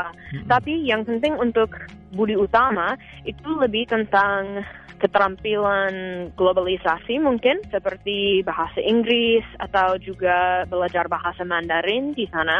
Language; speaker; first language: Indonesian; non-native, fluent; English